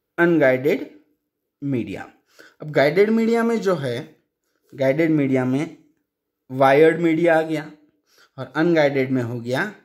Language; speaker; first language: Hindi; non-native, local second language; Marathi